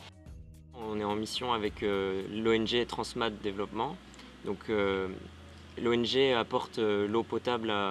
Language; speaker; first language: French; native; French